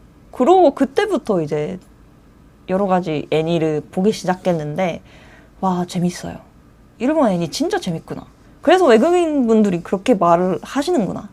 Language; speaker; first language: Korean; non-native, fluent; Japanese